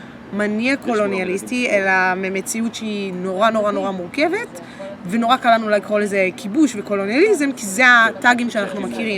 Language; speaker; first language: Hebrew; native; Hebrew